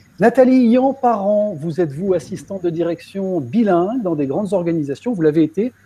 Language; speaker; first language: French; native; French